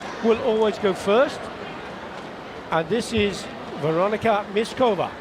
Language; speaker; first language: English; native; English